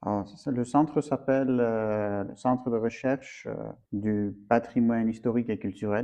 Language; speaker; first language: French; non-native, fluent; Armenian